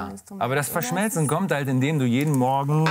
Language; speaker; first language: German; native; German